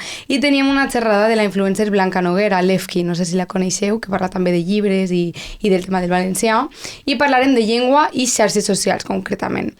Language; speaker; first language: Catalan; native; Catalan